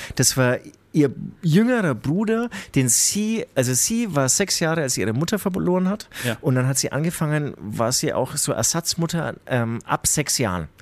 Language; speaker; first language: German; native; German